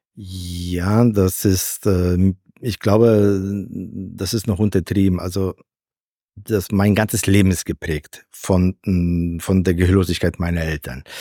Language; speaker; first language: German; non-native, fluent; Polish